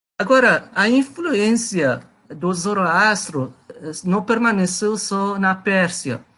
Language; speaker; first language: Portuguese; non-native, fluent; Persian